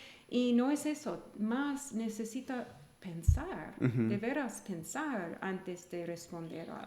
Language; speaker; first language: Spanish; non-native, fluent; English